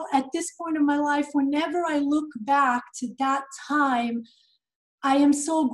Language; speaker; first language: English; non-native, fluent; Serbian